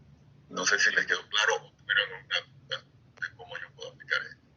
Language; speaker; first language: Spanish; native; Spanish